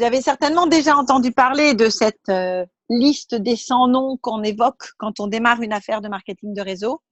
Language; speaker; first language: French; native; French